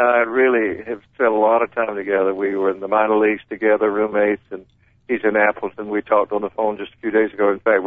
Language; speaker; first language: English; native; English